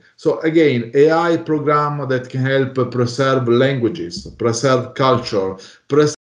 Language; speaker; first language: English; non-native, fluent; Italian